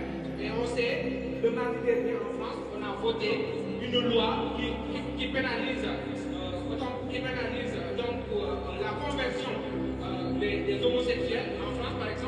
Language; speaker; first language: French; non-native, local second language; Wolof